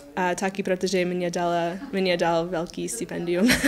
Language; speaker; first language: Czech; non-native, learner; English